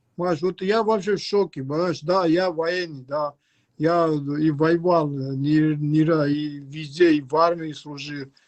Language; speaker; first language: Russian; non-native, local second language; Georgian